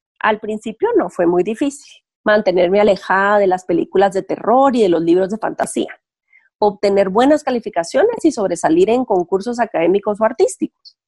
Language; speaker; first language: Spanish; native; Spanish